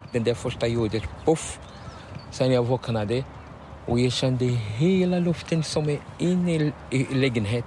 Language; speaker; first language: Swedish; non-native, learner; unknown